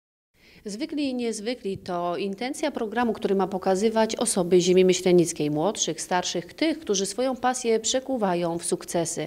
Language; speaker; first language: Polish; native; Polish